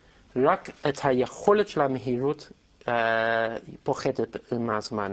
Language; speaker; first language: Hebrew; non-native, fluent; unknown